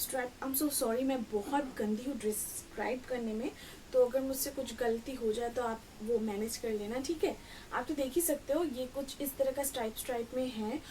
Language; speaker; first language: Hindi; non-native, local second language; Bangla